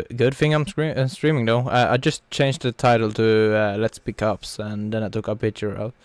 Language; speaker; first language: English; non-native, fluent; Norwegian